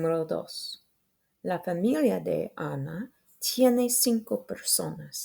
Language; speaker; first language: Spanish; non-native, fluent; English